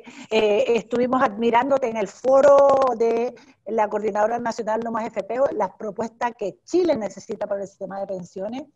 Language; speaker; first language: Spanish; native; Spanish